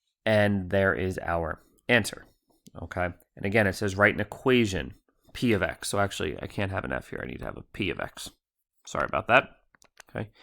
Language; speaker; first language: English; native; English